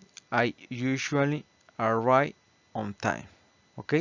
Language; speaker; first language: English; non-native, fluent; Spanish